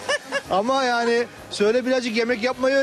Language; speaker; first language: Turkish; native; Turkish